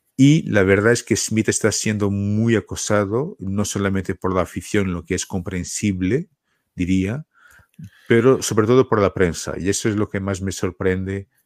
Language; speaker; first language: Spanish; non-native, fluent; Portuguese